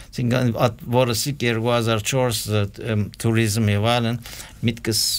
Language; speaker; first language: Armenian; early bilingual, heritage; Armenian